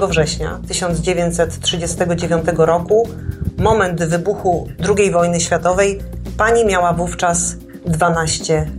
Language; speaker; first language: Polish; native; Polish